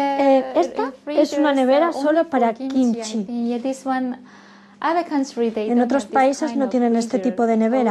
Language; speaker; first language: Spanish; non-native, fluent; Korean